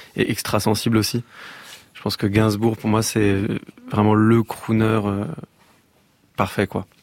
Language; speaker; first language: French; native; French